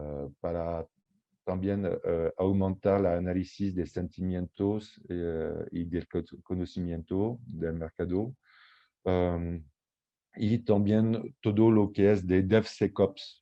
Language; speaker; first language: Spanish; non-native, fluent; French